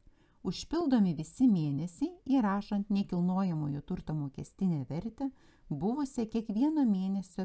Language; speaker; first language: Lithuanian; native; Lithuanian